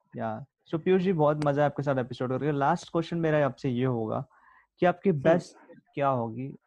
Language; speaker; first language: Hindi; native; Hindi